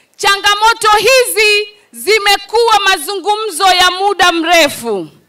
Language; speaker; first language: Swahili; non-native, local second language; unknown